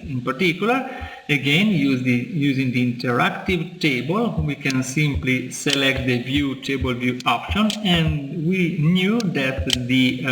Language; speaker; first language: English; non-native, fluent; Italian